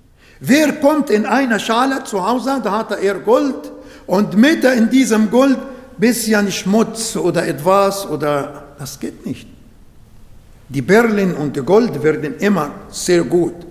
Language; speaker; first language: German; non-native, fluent; Arabic